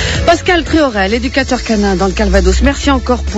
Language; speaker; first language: French; native; French